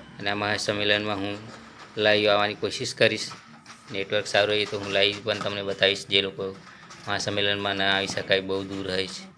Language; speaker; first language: Gujarati; non-native, local second language; Rathawi